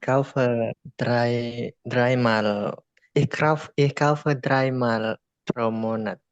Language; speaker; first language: German; non-native, learner; Indonesian